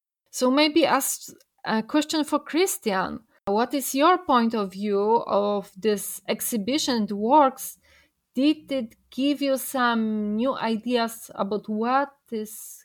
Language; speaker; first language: English; non-native, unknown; Polish